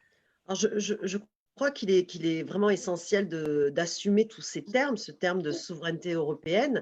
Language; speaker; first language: French; native; French